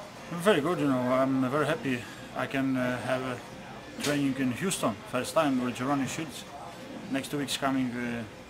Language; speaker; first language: English; non-native, learner; Polish